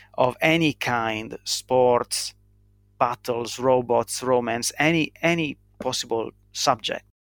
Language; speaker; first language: English; non-native, fluent; Italian